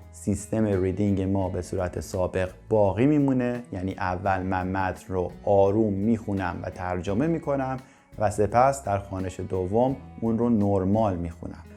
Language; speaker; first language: Persian; native; Persian